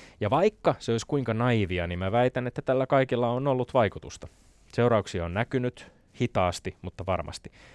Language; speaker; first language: Finnish; native; Finnish